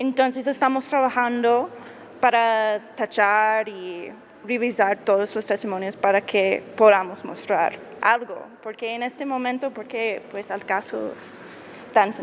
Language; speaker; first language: Spanish; non-native, fluent; English